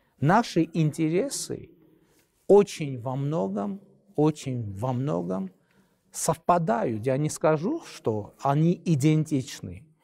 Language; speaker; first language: Russian; non-native, local second language; Armenian